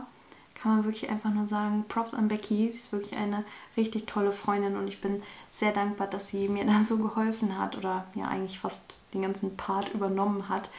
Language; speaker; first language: German; native; German